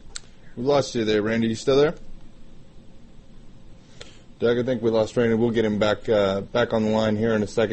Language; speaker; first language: English; native; English